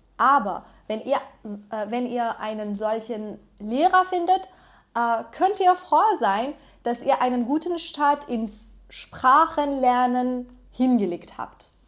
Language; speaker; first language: German; non-native, fluent; Persian